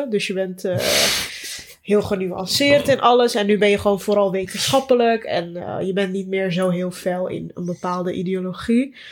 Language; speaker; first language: Dutch; early bilingual, other home language; Turkish